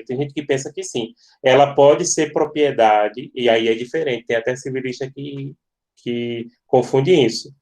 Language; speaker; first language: Portuguese; native; Portuguese